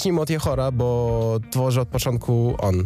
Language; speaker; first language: Polish; non-native, fluent; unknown